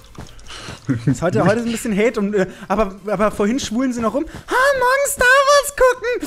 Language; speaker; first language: German; native; German